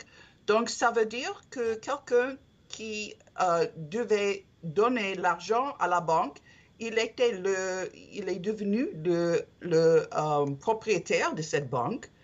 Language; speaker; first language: French; non-native, learner; English